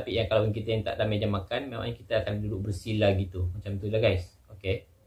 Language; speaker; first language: Malay; native; Malay